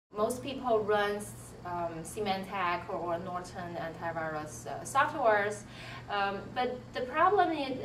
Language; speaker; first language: English; non-native, fluent; Chinese